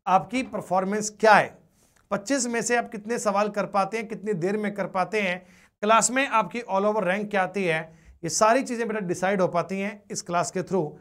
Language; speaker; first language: Hindi; native; Hindi